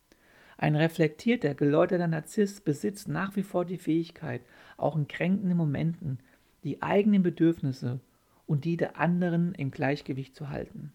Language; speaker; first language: German; native; German